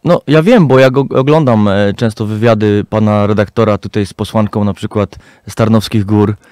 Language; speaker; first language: Polish; native; Polish